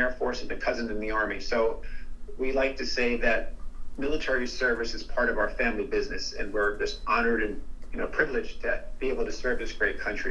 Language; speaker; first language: English; native; English